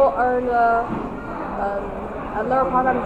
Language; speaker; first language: English; non-native, learner; Chinese